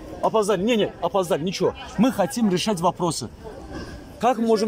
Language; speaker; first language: Russian; non-native, learner; Azerbaijani